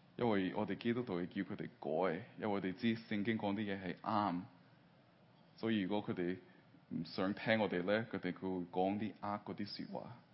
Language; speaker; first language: Cantonese; early bilingual, heritage; Cantonese